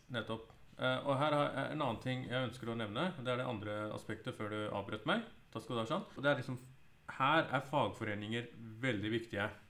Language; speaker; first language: Norwegian; early bilingual, other home language; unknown